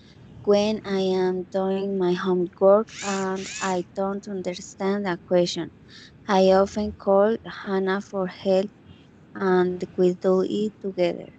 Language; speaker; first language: English; non-native, learner; Spanish